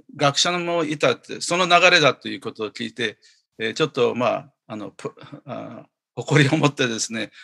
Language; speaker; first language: Japanese; native; Japanese